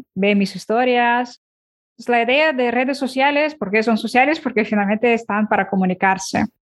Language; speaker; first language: Spanish; non-native, fluent; Ukrainian